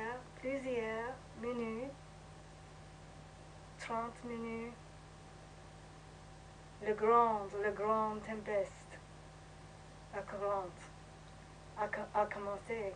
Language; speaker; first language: French; non-native, learner; English